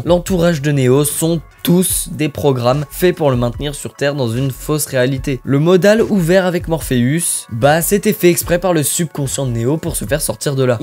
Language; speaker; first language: French; native; French